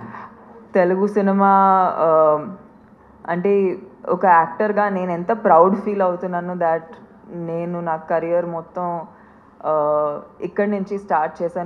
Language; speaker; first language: Telugu; non-native, fluent; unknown